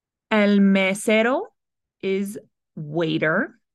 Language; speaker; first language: English; early bilingual, other home language; Spanish